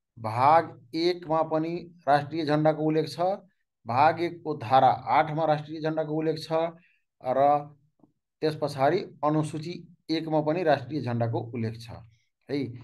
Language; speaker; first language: Nepali; non-native, local second language; Maithili